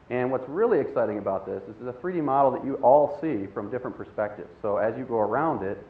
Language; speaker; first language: English; native; English